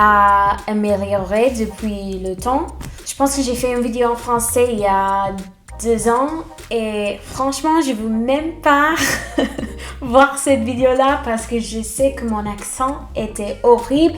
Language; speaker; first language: French; non-native, fluent; English